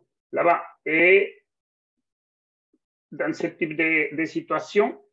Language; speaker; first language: French; non-native, fluent; Spanish